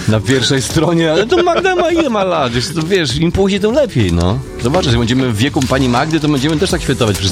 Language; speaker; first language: Polish; native; Polish